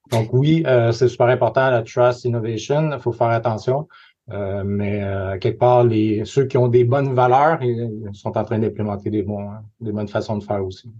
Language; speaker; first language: French; native; French